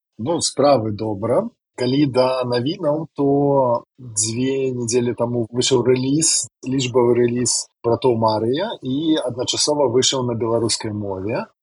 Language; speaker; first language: Belarusian; non-native, local second language; Russian